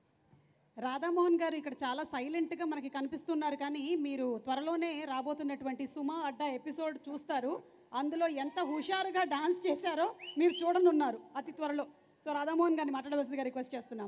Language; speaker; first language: Telugu; native; Telugu